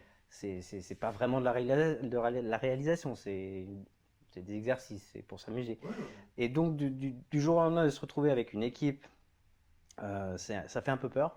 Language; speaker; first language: French; native; French